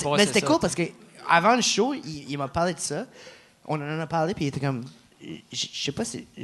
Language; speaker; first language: French; native; French